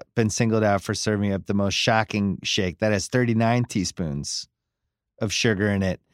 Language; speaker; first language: English; native; English